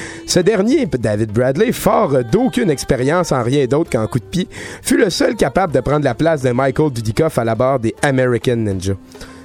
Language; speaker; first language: French; native; French